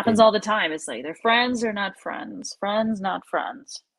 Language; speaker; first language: English; native; English